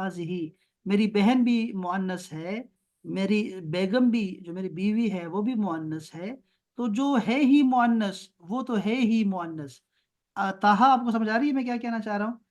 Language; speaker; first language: Urdu; non-native, local second language; Pashto